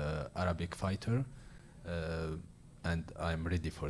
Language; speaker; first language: English; non-native, learner; Arabic